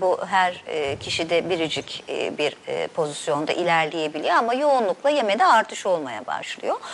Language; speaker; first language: Turkish; native; Turkish